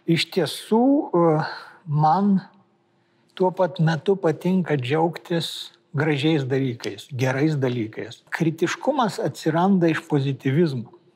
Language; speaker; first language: Lithuanian; native; Lithuanian